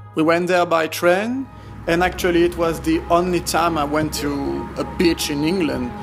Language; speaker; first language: English; non-native, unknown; French